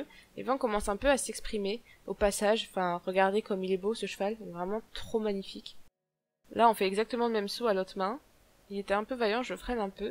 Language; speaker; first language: French; native; French